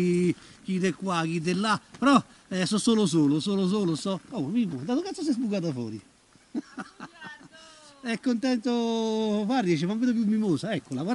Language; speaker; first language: Italian; native; Italian